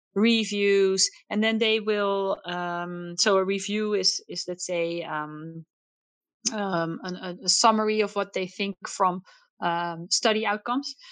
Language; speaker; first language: English; non-native, fluent; Dutch